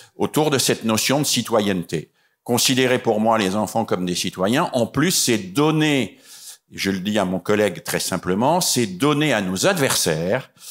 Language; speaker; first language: French; native; French